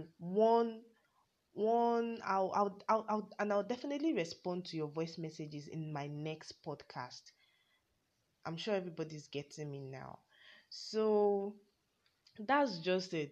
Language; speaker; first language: English; non-native, local second language; Yoruba